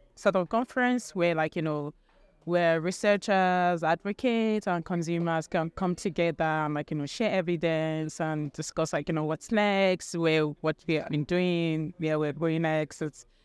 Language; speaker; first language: English; non-native, local second language; Yoruba